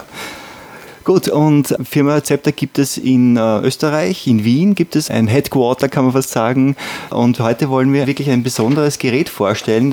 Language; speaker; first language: German; native; German